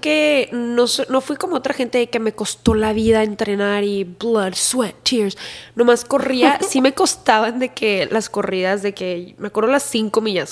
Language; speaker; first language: Spanish; native; Spanish